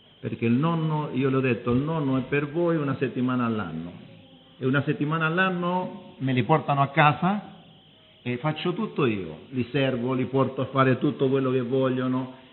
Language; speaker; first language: Italian; early bilingual, heritage; Italian